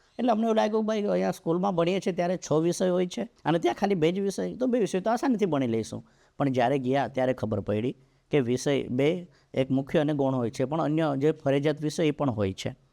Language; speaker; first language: Gujarati; non-native, local second language; Vasavi